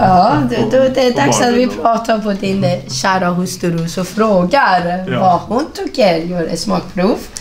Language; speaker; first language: Swedish; non-native, fluent; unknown